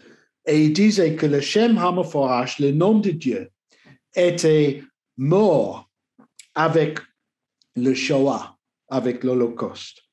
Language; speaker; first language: French; non-native, learner; English